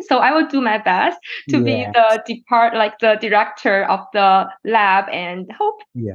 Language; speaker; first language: English; non-native, fluent; Chinese